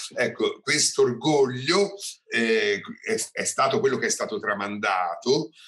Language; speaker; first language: Italian; native; Italian